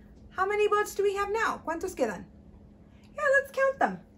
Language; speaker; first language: English; early bilingual, other home language; Spanish